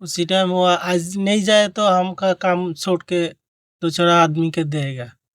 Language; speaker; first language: Hindi; non-native, learner; Bangla